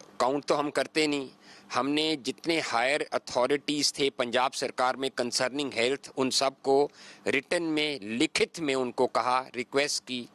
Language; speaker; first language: Hindi; native; Hindi